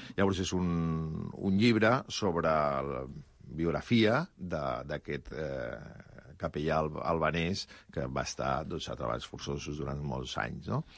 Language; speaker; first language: Catalan; native; Catalan